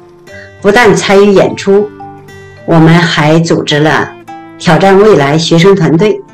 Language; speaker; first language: Chinese; native; Chinese